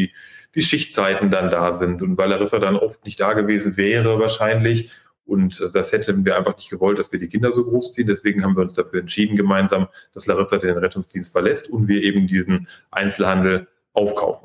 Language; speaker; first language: German; native; German